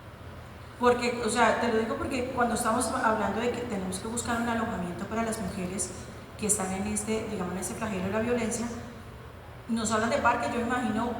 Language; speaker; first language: Spanish; native; Spanish